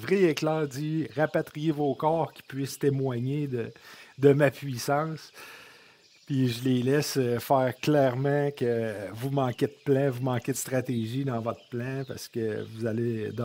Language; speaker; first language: French; native; French